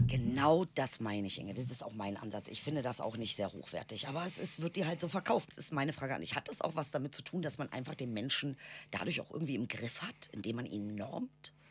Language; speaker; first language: German; early bilingual, other home language; Turkish